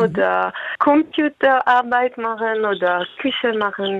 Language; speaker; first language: German; non-native, fluent; French